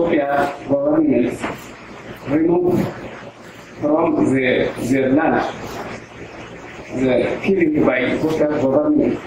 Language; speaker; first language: English; non-native, learner; Oromo